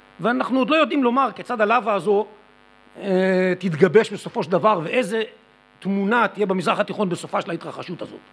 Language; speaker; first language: Hebrew; native; Hebrew